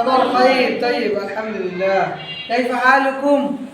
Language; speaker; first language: Arabic; non-native, fluent; Bangla